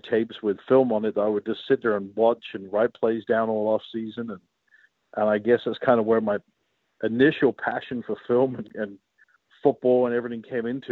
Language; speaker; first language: English; native; English